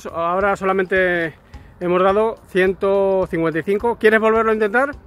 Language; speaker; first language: Spanish; native; Spanish